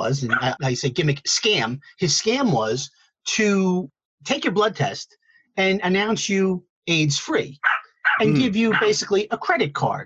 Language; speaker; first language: English; native; English